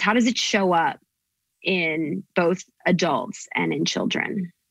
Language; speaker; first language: English; native; English